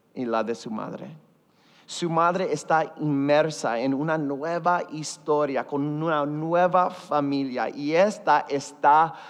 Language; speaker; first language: Spanish; early bilingual, heritage; Spanish